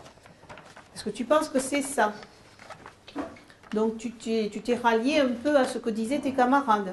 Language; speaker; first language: French; native; French